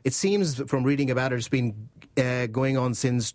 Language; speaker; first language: English; non-native, local second language; Urdu